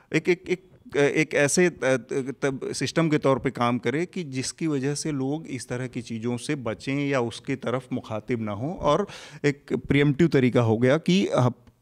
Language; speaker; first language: Hindi; native; Hindi